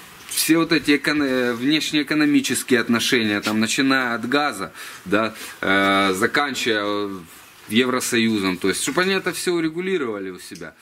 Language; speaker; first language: Russian; native; Russian